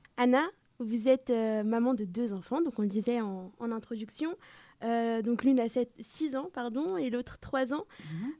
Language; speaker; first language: French; native; French